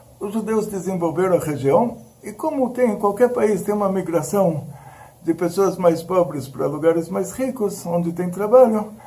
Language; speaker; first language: Portuguese; early bilingual, other home language; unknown